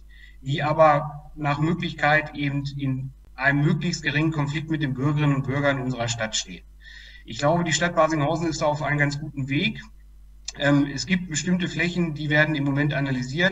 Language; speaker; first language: German; native; German